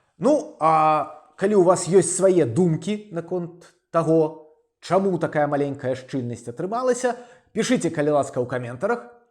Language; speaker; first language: Belarusian; non-native, local second language; Russian